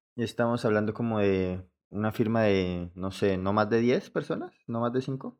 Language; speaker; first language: Spanish; native; Spanish